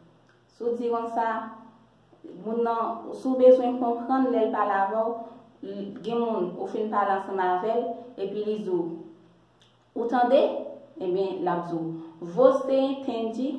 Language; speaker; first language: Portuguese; non-native, learner; Haitian Creole